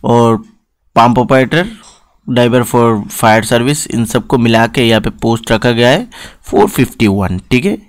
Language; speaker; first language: Hindi; non-native, local second language; Bangla